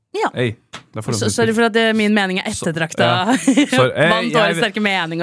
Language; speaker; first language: Norwegian; native; Norwegian